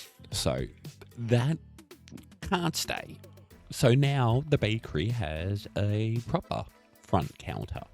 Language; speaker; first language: English; native; English